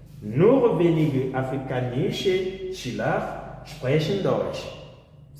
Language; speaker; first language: German; non-native, fluent; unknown